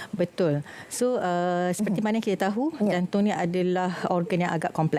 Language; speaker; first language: Malay; native; Malay